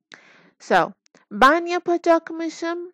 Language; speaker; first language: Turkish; non-native, fluent; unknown